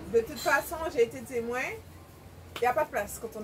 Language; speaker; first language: French; native; French